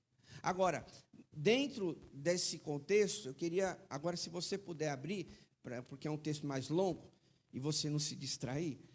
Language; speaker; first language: Portuguese; native; Portuguese